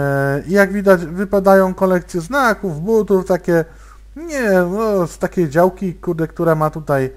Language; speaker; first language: Polish; native; Polish